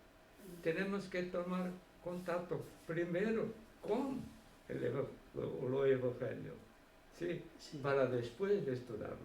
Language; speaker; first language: Spanish; non-native, fluent; Portuguese